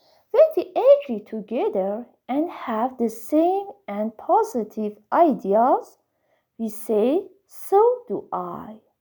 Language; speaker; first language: English; non-native, fluent; Persian